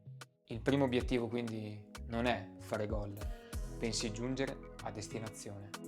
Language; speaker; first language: Italian; native; Italian